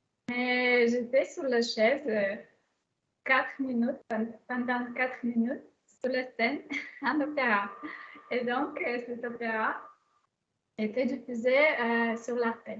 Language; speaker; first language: French; non-native, fluent; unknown